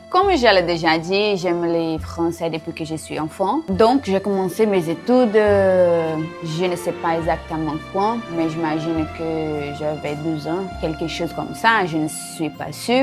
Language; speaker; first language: French; non-native, learner; Portuguese